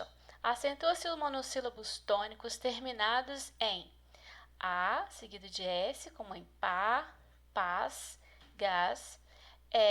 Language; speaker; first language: Portuguese; native; Portuguese